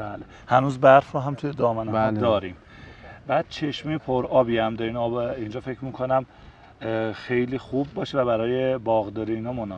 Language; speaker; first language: Persian; native; Persian